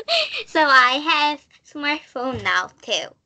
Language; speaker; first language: English; non-native, learner; Korean